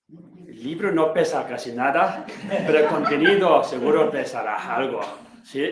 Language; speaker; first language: Spanish; non-native, learner; Tibetan